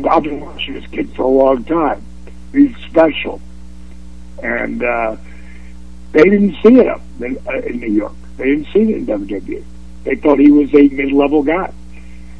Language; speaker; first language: English; native; English